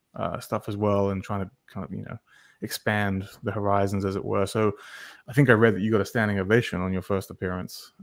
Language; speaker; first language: English; native; English